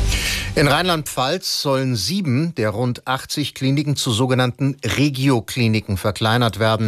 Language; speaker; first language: German; native; German